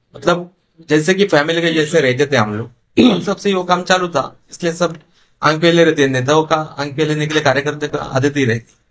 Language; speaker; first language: Hindi; non-native, local second language; Marathi